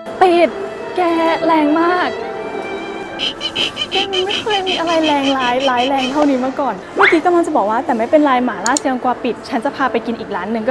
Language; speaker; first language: Thai; native; Thai